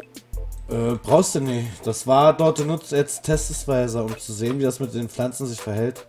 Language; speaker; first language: German; native; German